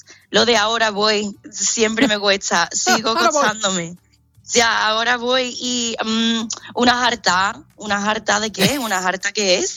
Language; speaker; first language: Spanish; non-native, fluent; English